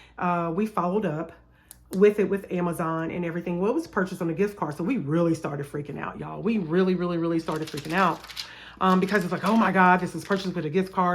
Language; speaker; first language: English; native; English